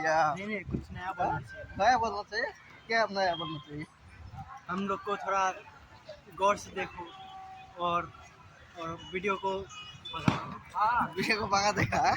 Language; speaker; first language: Hindi; non-native, local second language; Assamese